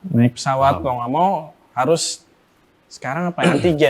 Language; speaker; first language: Indonesian; native; Indonesian